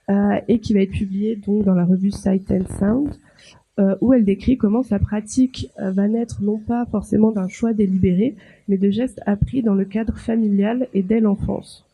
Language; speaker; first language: French; native; French